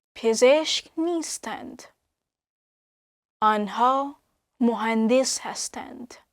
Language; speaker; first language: Persian; non-native, fluent; Urdu